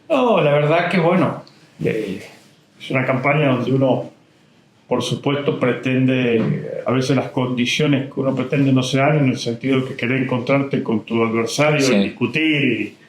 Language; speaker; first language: Spanish; native; Spanish